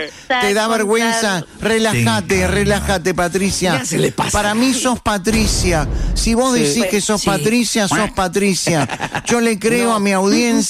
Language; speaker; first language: Spanish; native; Spanish